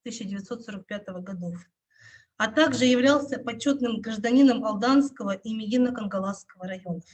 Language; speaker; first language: Russian; native; Russian